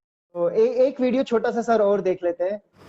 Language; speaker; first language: Hindi; native; Hindi